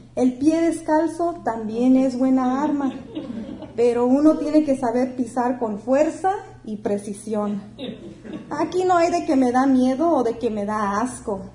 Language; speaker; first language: Spanish; early bilingual, heritage; Spanish